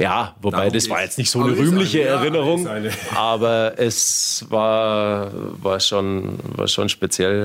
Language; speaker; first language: German; native; German